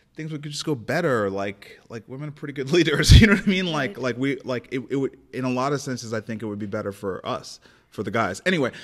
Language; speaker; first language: English; native; English